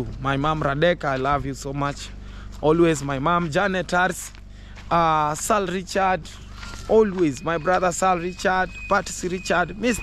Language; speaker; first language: English; non-native, learner; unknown